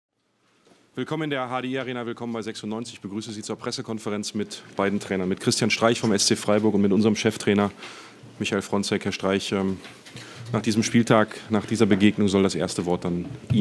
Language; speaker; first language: German; native; German